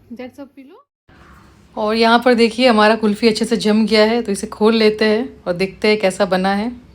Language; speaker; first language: Hindi; native; Hindi